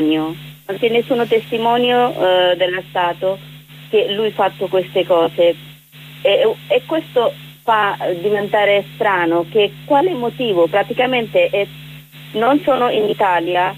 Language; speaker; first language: Italian; non-native, learner; Bangla